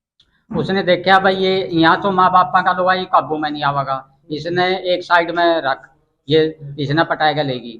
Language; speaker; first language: Hindi; non-native, local second language; Haryanvi